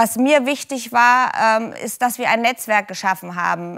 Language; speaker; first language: German; native; German